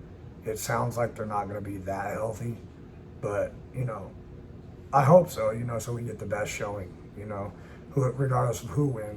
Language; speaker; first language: English; native; English